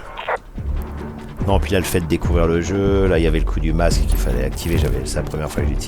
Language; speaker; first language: French; native; French